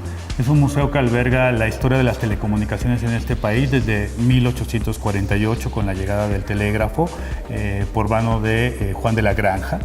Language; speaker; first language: Spanish; native; Spanish